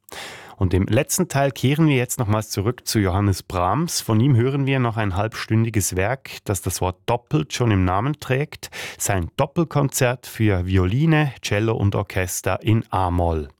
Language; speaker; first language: German; native; German